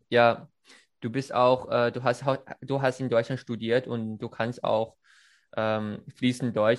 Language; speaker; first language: German; non-native, fluent; Chinese